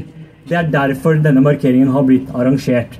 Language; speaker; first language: Norwegian; early bilingual, other home language; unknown